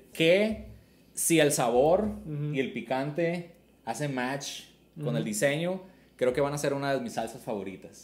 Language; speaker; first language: Spanish; native; Spanish